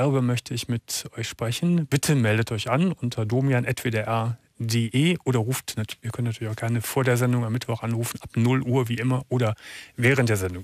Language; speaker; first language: German; native; German